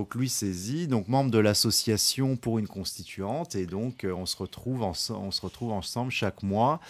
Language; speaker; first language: French; native; French